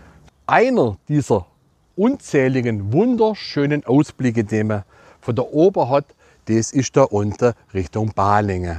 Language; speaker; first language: German; native; German